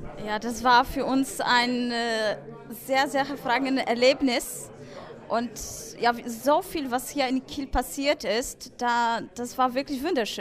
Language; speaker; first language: German; non-native, fluent; Polish